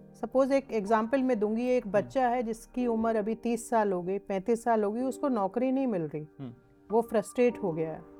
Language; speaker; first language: Hindi; native; Hindi